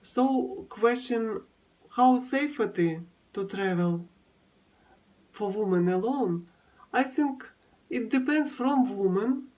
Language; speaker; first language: English; non-native, learner; Russian